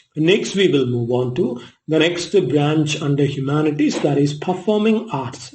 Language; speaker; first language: English; non-native, local second language; Malayalam